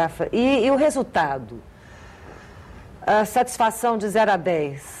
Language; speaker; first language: Portuguese; native; Portuguese